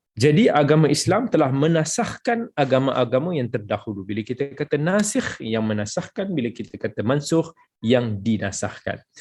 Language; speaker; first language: Malay; native; Malay